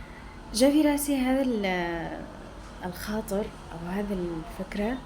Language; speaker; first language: Arabic; native; Arabic